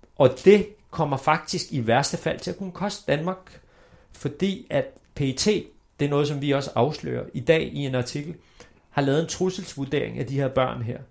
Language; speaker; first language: Danish; early bilingual, other home language; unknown